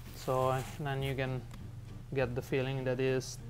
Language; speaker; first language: English; non-native, fluent; Italian